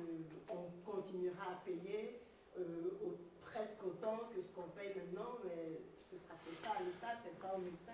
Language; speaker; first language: French; native; French